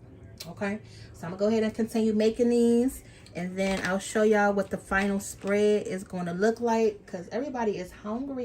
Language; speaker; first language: English; native; English